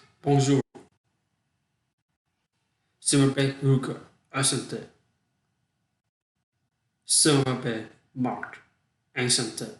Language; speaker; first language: French; non-native, learner; Vietnamese